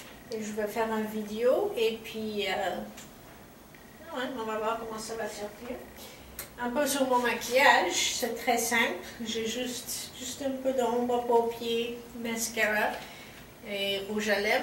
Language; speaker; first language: French; native; French